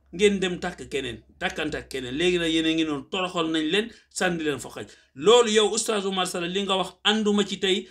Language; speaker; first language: Wolof; non-native, local second language; Fula